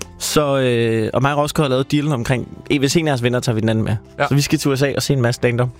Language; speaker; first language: Danish; native; Danish